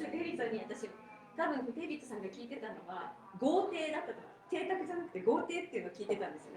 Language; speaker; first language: Japanese; native; Japanese